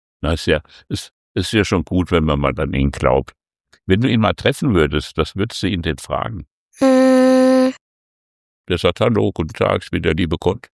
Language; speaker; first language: German; native; German